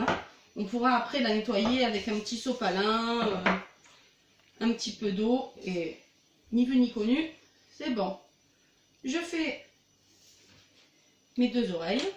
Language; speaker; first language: French; native; French